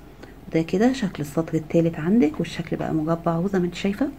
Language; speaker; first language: Arabic; native; Arabic